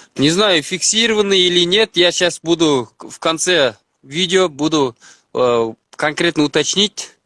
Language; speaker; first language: Russian; non-native, local second language; Kazakh